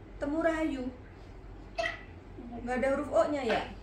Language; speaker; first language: Indonesian; native; Indonesian